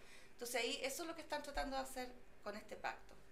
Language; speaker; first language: Spanish; native; Spanish